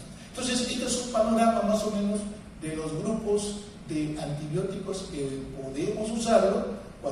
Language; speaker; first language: Spanish; native; Spanish